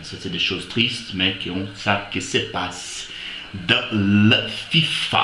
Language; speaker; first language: French; non-native, fluent; Portuguese